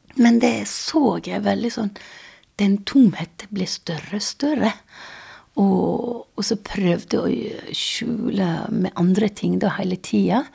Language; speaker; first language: Norwegian; non-native, fluent; Persian